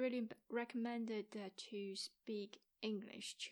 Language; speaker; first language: English; non-native, fluent; Chinese